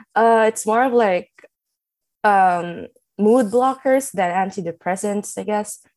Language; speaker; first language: English; non-native, local second language; Filipino